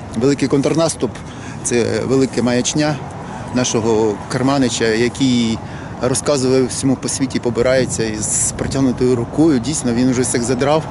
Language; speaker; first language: Ukrainian; native; Ukrainian